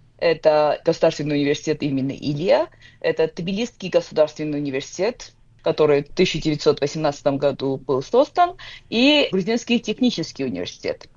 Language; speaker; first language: Russian; non-native, local second language; Georgian